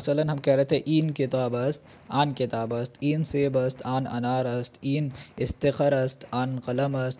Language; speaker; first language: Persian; non-native, fluent; Urdu